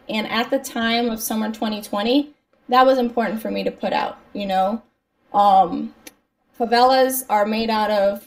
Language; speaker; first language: English; native; English